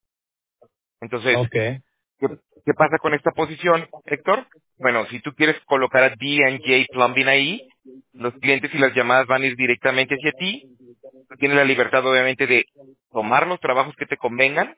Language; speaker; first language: Spanish; native; Spanish